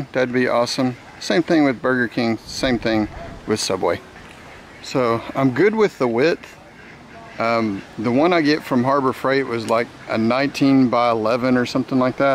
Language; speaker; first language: English; native; English